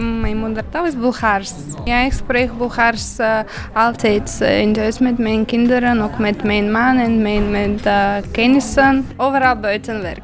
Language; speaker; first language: Dutch; non-native, fluent; Bulgarian